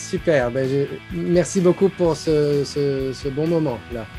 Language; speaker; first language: French; non-native, fluent; English